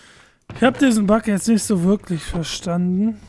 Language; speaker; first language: German; native; German